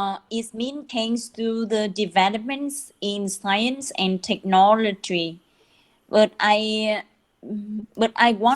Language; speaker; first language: English; non-native, learner; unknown